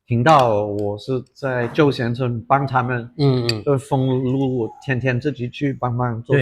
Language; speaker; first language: Chinese; non-native, fluent; English